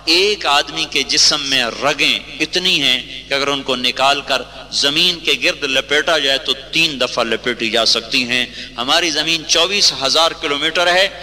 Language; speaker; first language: Urdu; non-native, local second language; Punjabi